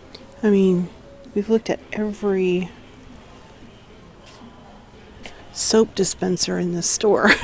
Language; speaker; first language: English; native; English